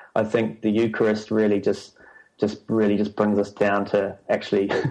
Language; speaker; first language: English; native; English